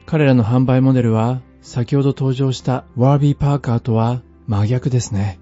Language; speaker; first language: Japanese; native; Japanese